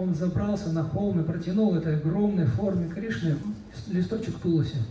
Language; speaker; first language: Russian; native; Russian